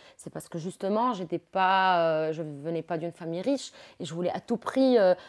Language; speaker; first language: French; non-native, local second language; Arabic